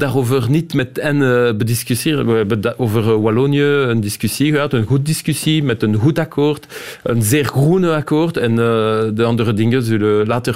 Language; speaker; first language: Dutch; non-native, local second language; French